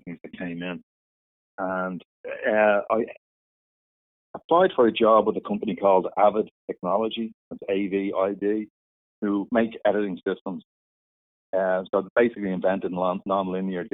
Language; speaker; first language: English; native; English